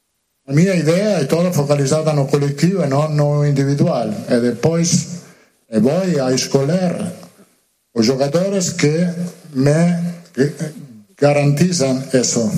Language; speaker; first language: Portuguese; non-native, learner; Spanish